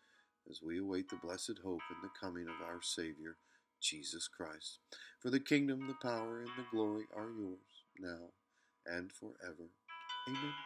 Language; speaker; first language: English; native; English